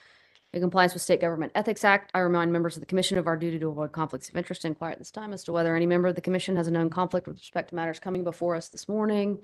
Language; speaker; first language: English; native; English